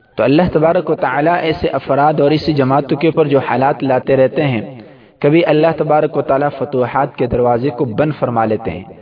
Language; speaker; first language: Urdu; non-native, local second language; Pashto